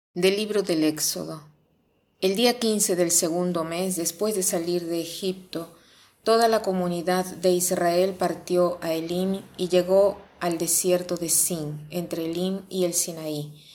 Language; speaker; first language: Spanish; non-native, fluent; Italian